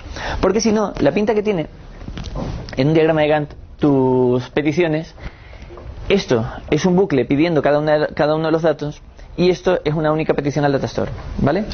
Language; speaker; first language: Spanish; native; Spanish